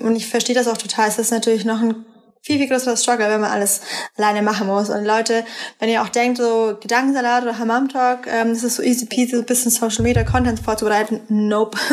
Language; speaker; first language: German; early bilingual, other home language; Persian